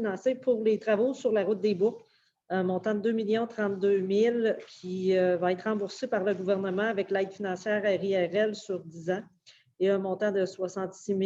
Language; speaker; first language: French; native; French